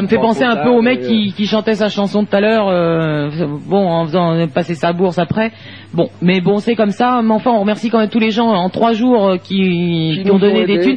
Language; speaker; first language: French; native; French